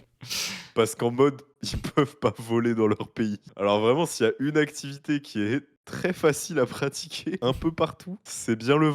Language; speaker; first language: French; native; French